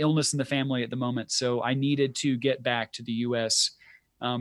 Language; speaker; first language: English; native; English